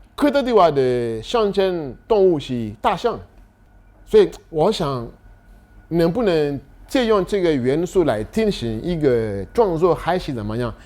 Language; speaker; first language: Chinese; non-native, fluent; French